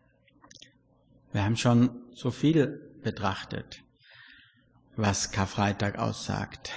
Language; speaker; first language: German; native; German